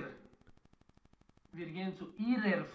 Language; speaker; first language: German; non-native, learner; Romanian